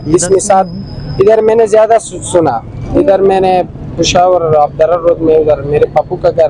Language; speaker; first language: Hindi; non-native, local second language; Pashto